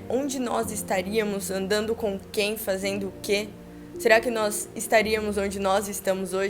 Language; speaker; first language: Portuguese; native; Portuguese